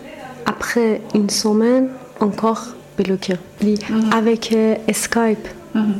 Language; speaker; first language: French; non-native, learner; Persian